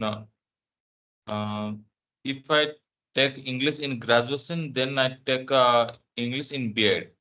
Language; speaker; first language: English; non-native, learner; Odia